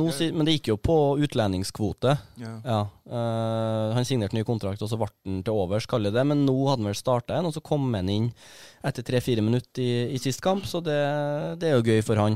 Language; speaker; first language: Norwegian; native; Norwegian